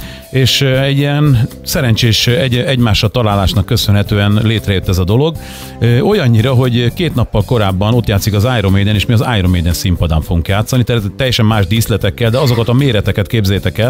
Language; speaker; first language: Hungarian; native; Hungarian